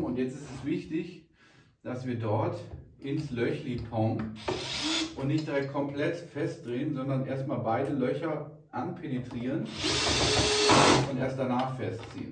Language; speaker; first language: German; native; German